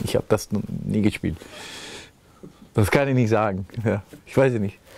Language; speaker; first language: German; non-native, fluent; Spanish